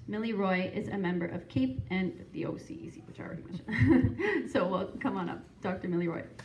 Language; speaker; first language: English; native; English